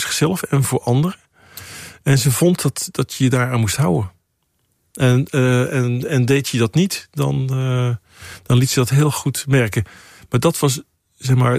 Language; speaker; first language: Dutch; native; Dutch